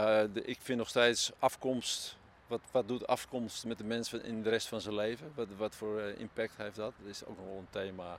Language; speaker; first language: Dutch; native; Dutch